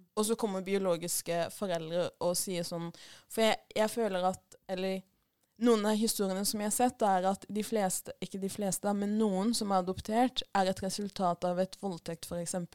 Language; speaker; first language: Norwegian; early bilingual, other home language; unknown